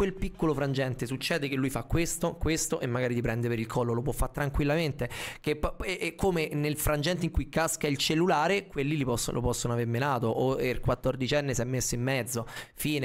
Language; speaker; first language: Italian; native; Italian